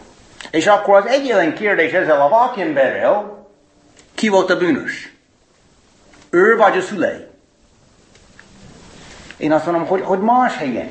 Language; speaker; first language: Hungarian; non-native, fluent; English